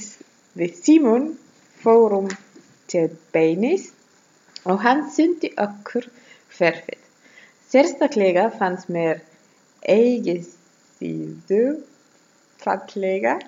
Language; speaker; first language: Icelandic; non-native, learner; German